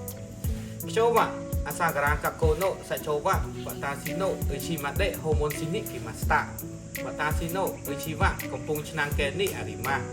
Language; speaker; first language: Japanese; non-native, learner; Khmer